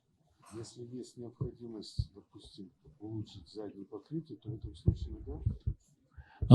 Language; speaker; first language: Russian; native; Russian